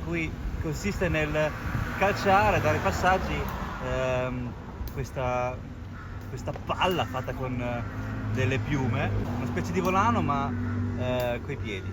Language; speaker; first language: Italian; early bilingual, other home language; Chinese